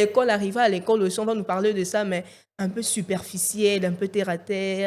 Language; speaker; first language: French; non-native, local second language; Lingala